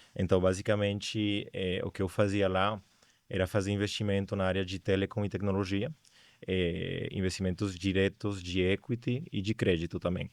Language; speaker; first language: Portuguese; non-native, fluent; Spanish